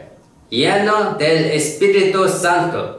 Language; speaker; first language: Spanish; non-native, learner; Korean